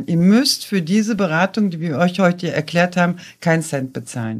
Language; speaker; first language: German; native; German